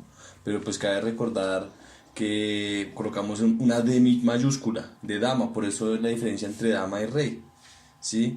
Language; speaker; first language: Spanish; native; Spanish